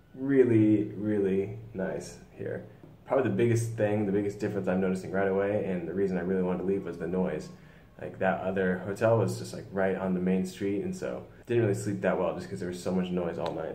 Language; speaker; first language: English; native; English